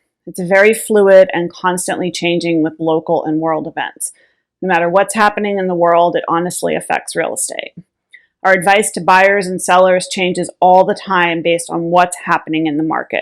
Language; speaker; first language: English; native; English